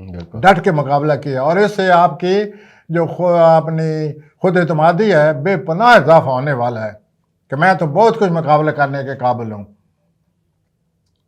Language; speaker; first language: Urdu; native; Urdu